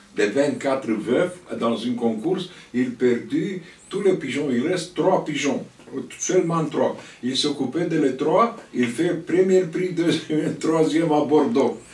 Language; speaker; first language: French; non-native, learner; Romanian